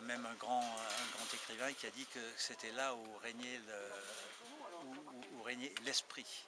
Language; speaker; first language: French; native; French